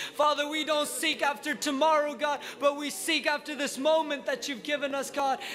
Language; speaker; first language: English; native; English